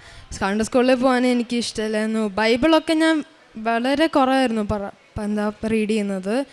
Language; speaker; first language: Malayalam; early bilingual, heritage; Malayalam